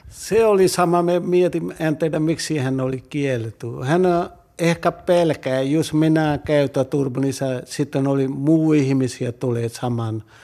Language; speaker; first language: Finnish; non-native, learner; Punjabi